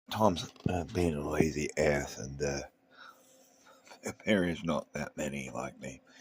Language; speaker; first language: English; native; English